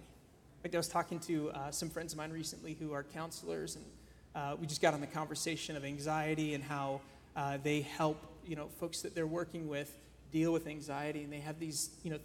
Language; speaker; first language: English; native; English